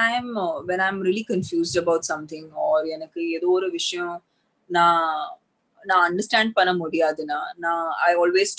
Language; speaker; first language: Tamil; non-native, local second language; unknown